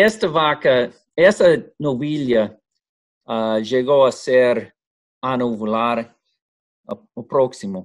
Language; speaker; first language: Portuguese; non-native, learner; Spanish